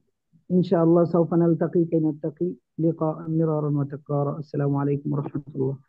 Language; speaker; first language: Arabic; non-native, fluent; Bangla